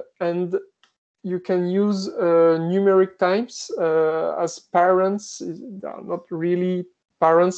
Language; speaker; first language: English; non-native, fluent; French